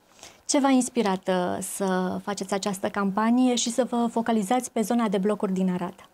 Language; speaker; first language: Romanian; native; Romanian